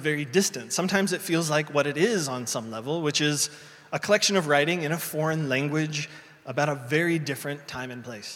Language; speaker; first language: English; native; English